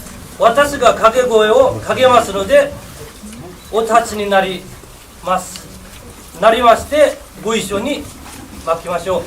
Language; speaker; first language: Japanese; non-native, fluent; Tibetan